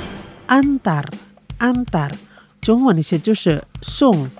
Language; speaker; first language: Chinese; non-native, fluent; Indonesian